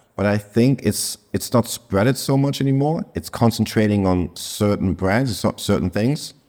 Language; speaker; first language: English; non-native, fluent; German